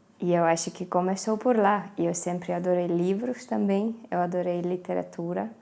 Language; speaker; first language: Portuguese; non-native, fluent; Estonian